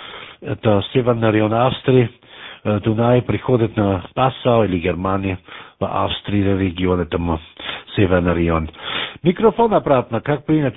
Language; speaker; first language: Russian; non-native, learner; German